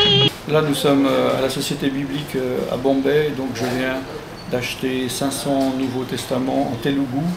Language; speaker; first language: French; native; French